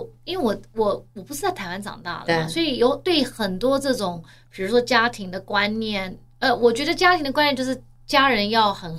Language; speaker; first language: Chinese; early bilingual, heritage; Chinese